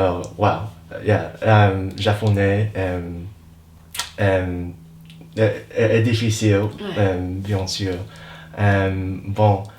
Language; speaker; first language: French; non-native, learner; English